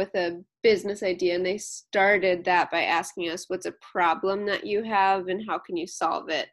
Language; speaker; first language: English; native; English